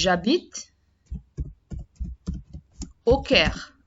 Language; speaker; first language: French; non-native, learner; Arabic